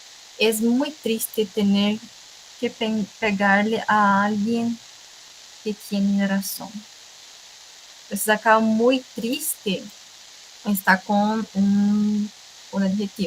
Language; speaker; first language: Spanish; non-native, fluent; Portuguese